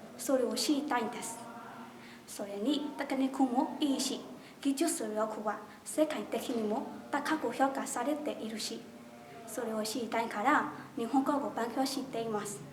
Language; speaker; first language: Japanese; non-native, learner; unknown